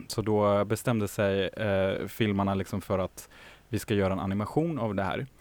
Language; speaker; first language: Swedish; non-native, fluent; German